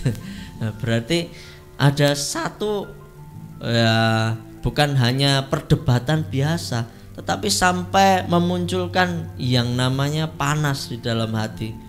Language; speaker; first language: Indonesian; native; Indonesian